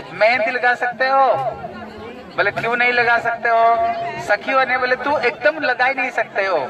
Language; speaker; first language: Hindi; non-native, local second language; Bangla